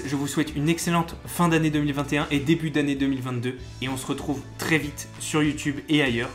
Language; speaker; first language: French; native; French